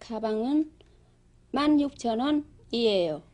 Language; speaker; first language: Korean; non-native, learner; Vietnamese